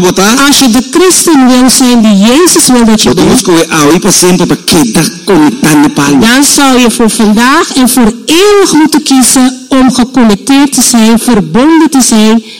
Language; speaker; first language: Dutch; non-native, local second language; Papiamento